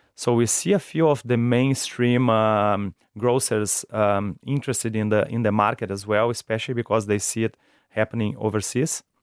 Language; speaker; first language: English; non-native, fluent; Portuguese